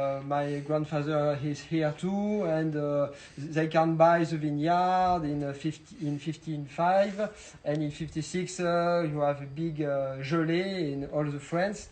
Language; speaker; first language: English; non-native, learner; French